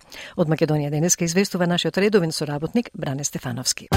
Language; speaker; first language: Macedonian; native; Macedonian